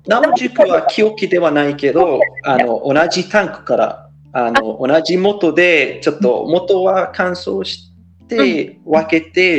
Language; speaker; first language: Japanese; non-native, fluent; English